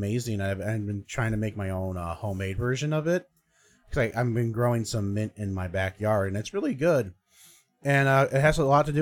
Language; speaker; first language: English; native; English